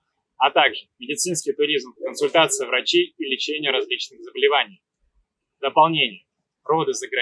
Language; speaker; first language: Russian; native; Russian